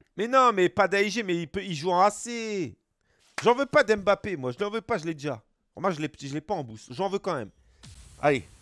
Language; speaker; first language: French; native; French